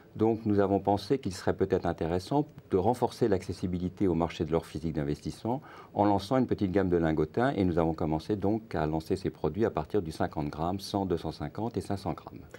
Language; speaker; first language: French; native; French